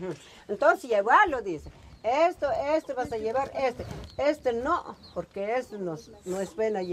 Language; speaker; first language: Spanish; non-native, local second language; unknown